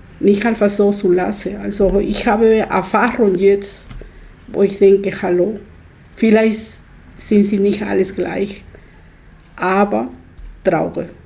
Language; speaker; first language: German; non-native, learner; Spanish